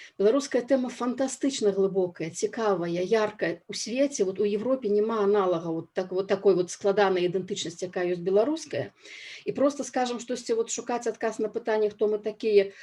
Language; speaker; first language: Belarusian; non-native, local second language; Russian